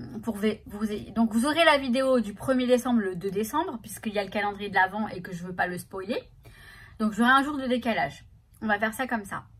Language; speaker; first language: French; native; French